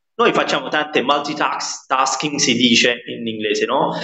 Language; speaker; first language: Italian; non-native, fluent; Nepali